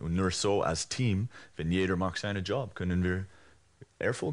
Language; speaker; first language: German; non-native, fluent; English